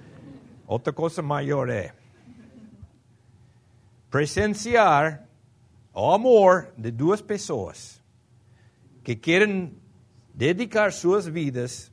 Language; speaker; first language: Portuguese; non-native, fluent; Spanish